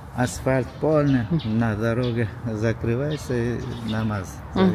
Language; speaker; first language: Russian; non-native, learner; Uzbek